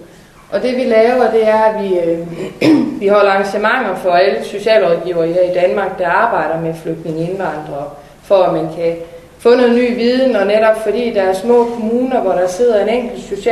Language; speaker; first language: Danish; native; Danish